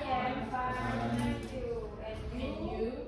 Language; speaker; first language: English; non-native, learner; Indonesian